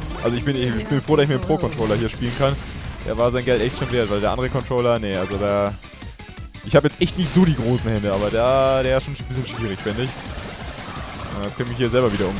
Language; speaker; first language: German; native; German